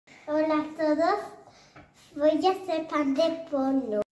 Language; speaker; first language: Spanish; early bilingual, heritage; Spanish